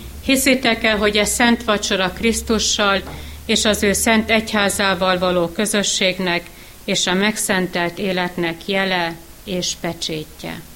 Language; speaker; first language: Hungarian; native; Hungarian